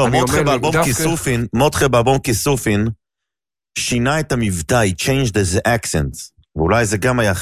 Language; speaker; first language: Hebrew; native; Hebrew